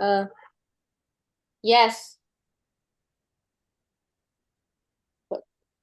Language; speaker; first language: Spanish; non-native, learner; English